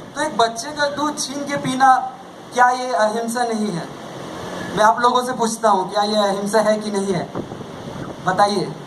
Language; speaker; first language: Hindi; non-native, local second language; Bangla